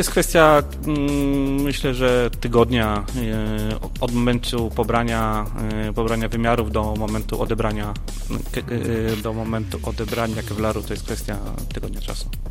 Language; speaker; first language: Polish; native; Polish